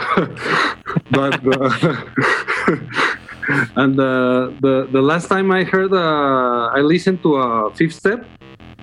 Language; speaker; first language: English; non-native, fluent; Spanish